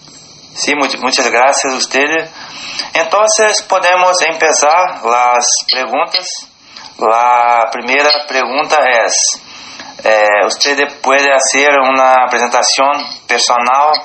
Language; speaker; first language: Spanish; non-native, learner; Portuguese